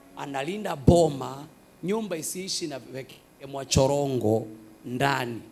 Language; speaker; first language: Swahili; native; Swahili